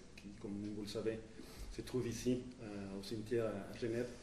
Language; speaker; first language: French; non-native, fluent; Spanish